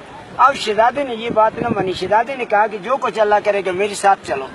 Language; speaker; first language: Hindi; non-native, local second language; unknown